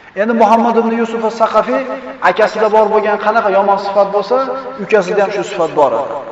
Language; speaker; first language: Uzbek; native; Uzbek